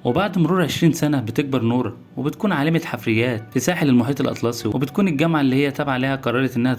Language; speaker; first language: Arabic; native; Arabic